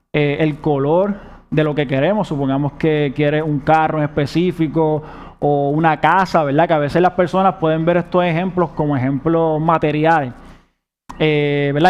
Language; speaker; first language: Spanish; native; Spanish